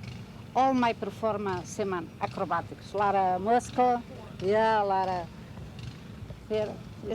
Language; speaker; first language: English; non-native, learner; Portuguese